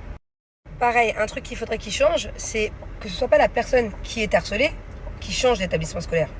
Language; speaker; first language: French; native; French